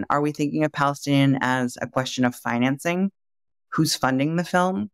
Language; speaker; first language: English; native; English